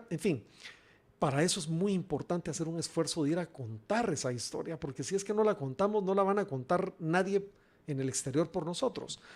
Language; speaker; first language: Spanish; native; Spanish